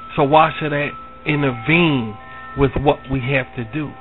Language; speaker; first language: English; native; English